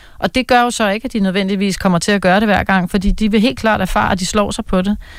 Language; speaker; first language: Danish; native; Danish